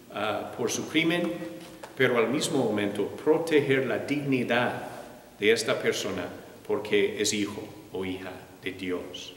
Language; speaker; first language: Spanish; non-native, fluent; English